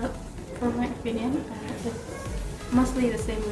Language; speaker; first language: English; non-native, learner; Indonesian